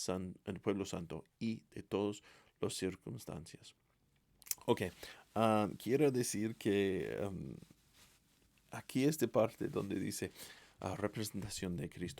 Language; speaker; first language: Spanish; non-native, fluent; English